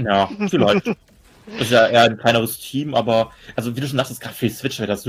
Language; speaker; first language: German; native; German